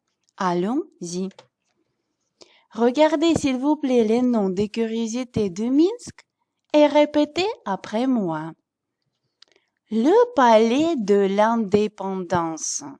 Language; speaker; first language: French; non-native, fluent; Russian